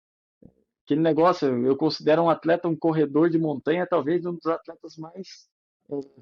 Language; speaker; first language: Portuguese; native; Portuguese